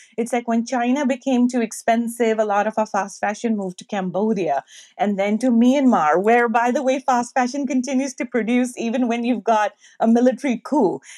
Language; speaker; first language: English; non-native, local second language; Urdu